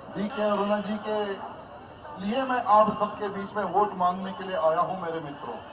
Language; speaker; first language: Hindi; non-native, local second language; Telugu